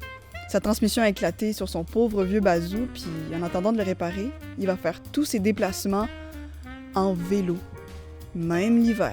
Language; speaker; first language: French; native; French